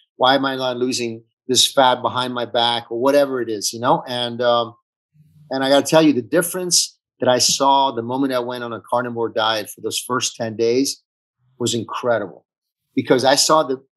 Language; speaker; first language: English; early bilingual, other home language; Italian